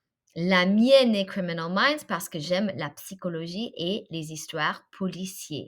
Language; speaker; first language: French; non-native, fluent; English